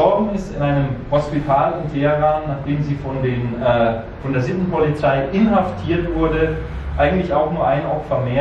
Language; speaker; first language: German; native; German